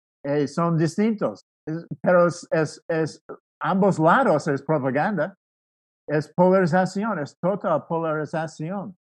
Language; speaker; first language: Spanish; non-native, fluent; English